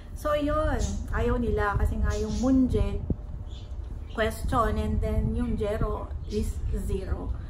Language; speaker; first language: Filipino; native; Filipino